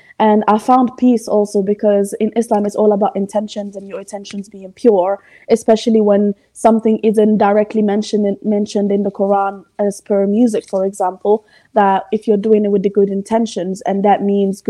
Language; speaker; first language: English; non-native, fluent; Italian